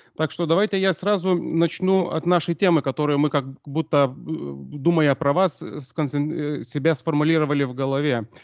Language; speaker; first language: Russian; non-native, local second language; Lithuanian